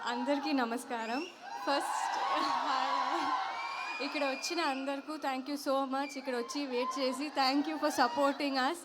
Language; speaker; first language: Telugu; non-native, learner; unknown